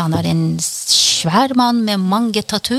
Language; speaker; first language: Norwegian; non-native, fluent; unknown